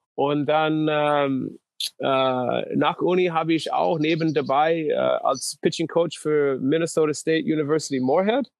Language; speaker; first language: German; non-native, fluent; English